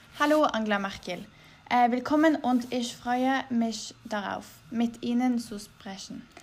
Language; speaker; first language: German; non-native, learner; English